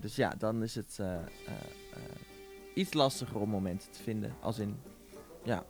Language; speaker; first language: Dutch; native; Dutch